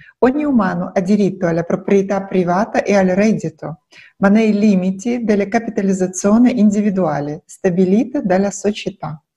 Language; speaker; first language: Italian; non-native, fluent; Russian